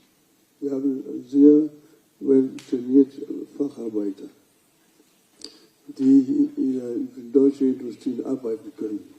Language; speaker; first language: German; non-native, fluent; Luo (Kenya and Tanzania)